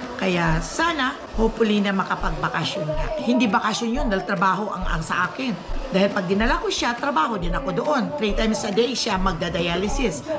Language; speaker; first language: Filipino; non-native, local second language; Cebuano